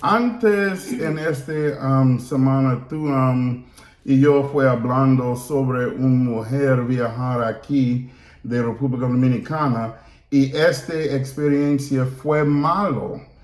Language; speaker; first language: Spanish; non-native, learner; English